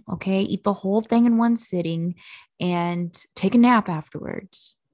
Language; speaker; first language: English; native; English